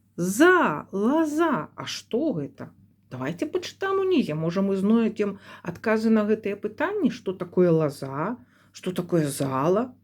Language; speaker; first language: Belarusian; non-native, local second language; Russian